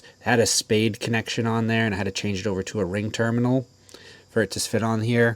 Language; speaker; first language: English; native; English